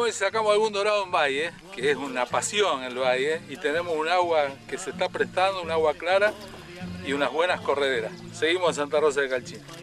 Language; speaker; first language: Spanish; native; Spanish